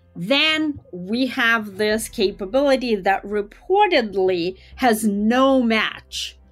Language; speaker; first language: English; non-native, fluent; Russian